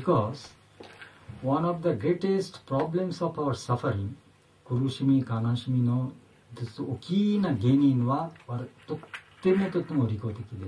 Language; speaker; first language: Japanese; non-native, learner; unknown